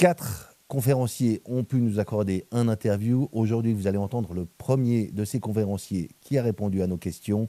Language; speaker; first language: French; native; French